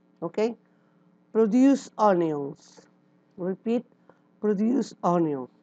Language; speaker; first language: English; non-native, learner; Spanish